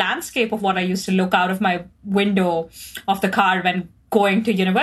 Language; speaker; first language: English; non-native, local second language; Hindi